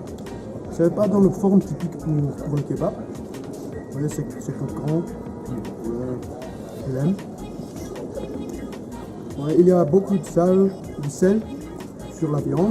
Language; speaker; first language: French; non-native, learner; Dutch